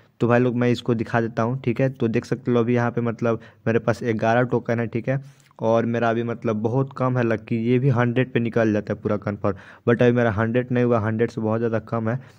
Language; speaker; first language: Hindi; native; Hindi